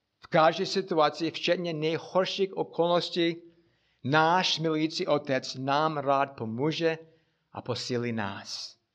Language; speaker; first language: Czech; non-native, fluent; English